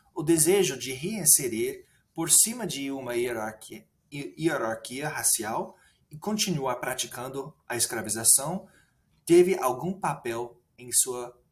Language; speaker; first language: Portuguese; non-native, fluent; English